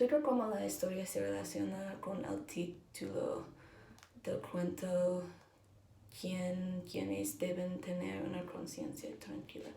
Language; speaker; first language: Spanish; non-native, learner; English